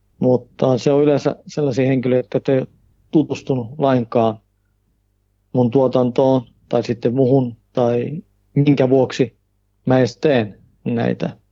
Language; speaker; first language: Finnish; early bilingual, heritage; Finnish